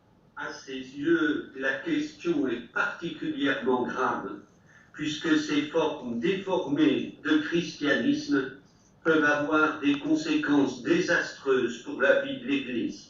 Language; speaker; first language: French; native; French